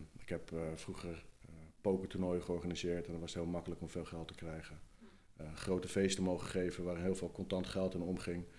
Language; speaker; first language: Dutch; native; Dutch